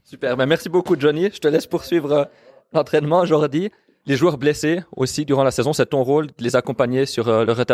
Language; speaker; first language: French; native; French